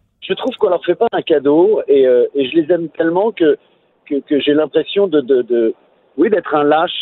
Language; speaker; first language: French; native; French